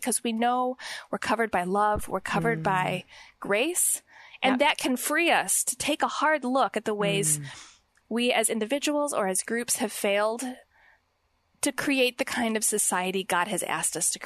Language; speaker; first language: English; native; English